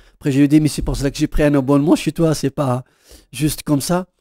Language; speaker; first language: French; non-native, local second language; Kabyle